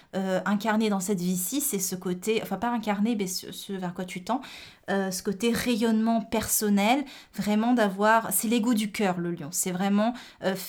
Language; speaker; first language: French; native; French